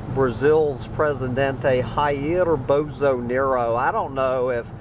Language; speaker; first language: English; native; English